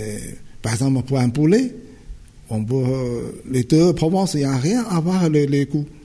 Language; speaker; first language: French; non-native, fluent; Chinese